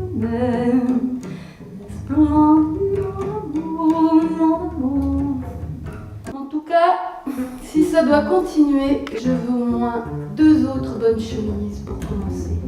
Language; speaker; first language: French; native; French